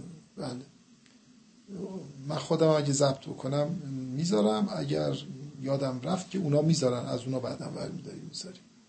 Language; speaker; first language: Persian; native; Persian